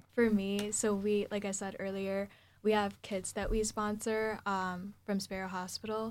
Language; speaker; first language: English; early bilingual, other home language; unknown